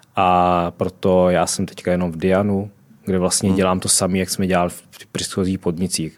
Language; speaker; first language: Czech; early bilingual, other home language; Vietnamese